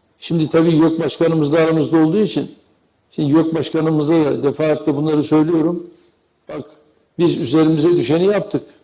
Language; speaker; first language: Turkish; native; Turkish